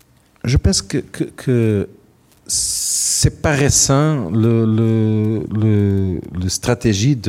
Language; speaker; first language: French; non-native, learner; Portuguese